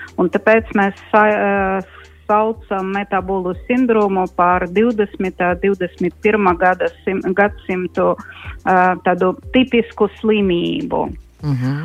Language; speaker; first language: Latvian; non-native, local second language; Russian